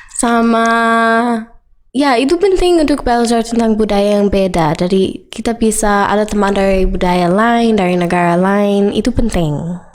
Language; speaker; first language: Indonesian; non-native, learner; English